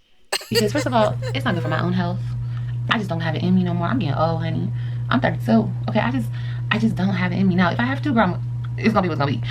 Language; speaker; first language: English; native; English